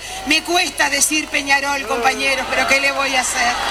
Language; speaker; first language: Spanish; native; Spanish